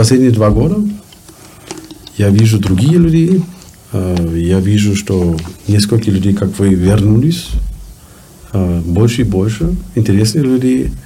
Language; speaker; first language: Russian; non-native, learner; German